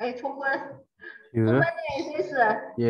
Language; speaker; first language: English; non-native, learner; Chinese